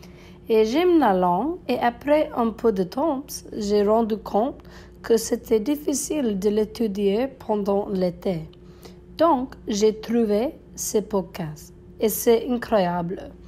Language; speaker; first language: French; non-native, learner; English